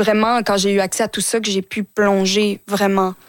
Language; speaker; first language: French; native; French